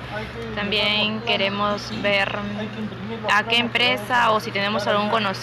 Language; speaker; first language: Spanish; native; Spanish